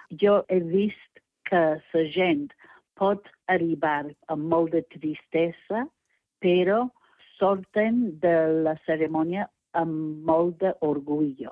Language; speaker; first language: Catalan; non-native, fluent; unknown